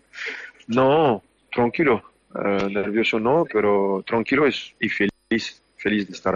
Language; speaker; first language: Spanish; non-native, fluent; French